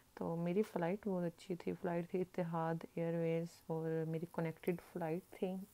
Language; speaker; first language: Urdu; non-native, local second language; Punjabi